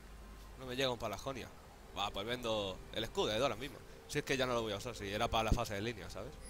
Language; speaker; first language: Spanish; native; Spanish